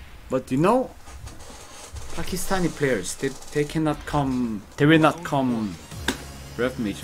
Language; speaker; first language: English; non-native, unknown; Korean